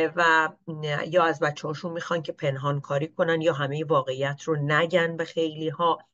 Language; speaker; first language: Persian; native; Persian